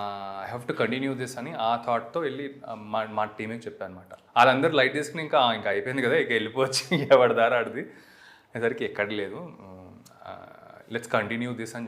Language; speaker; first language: Telugu; native; Telugu